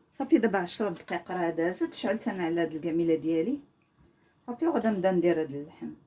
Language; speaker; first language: Arabic; native; Arabic